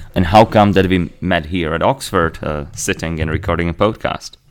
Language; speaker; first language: English; non-native, fluent; Slovak